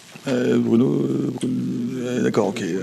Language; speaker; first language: French; native; French